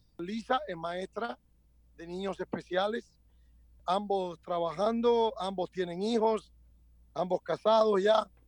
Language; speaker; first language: Spanish; native; Spanish